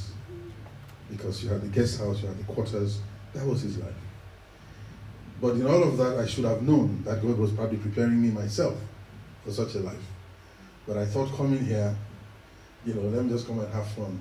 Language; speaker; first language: English; non-native, local second language; Yoruba